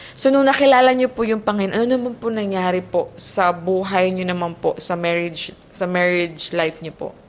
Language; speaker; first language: Filipino; native; Filipino